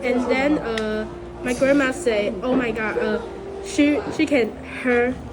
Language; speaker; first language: English; non-native, fluent; Chinese